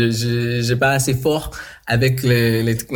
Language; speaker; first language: French; non-native, learner; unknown